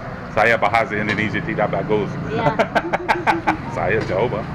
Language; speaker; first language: Indonesian; non-native, learner; English